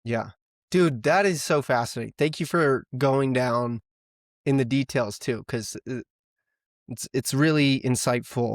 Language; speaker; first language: English; native; English